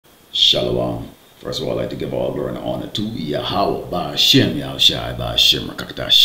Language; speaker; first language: English; native; English